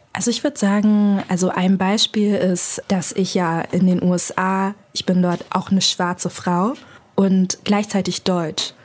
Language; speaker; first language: German; native; German